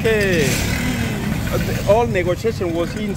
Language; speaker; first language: English; non-native, learner; Lingala